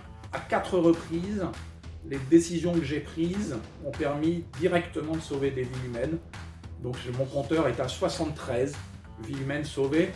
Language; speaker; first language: French; native; French